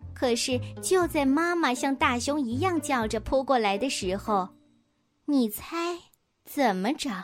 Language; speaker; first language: Chinese; native; Chinese